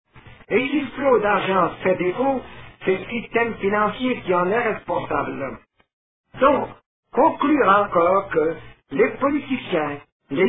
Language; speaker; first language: French; native; French